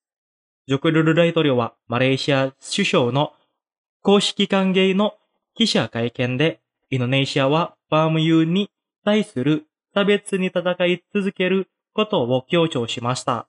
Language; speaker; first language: Japanese; non-native, fluent; Indonesian